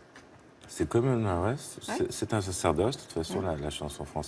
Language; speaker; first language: French; native; French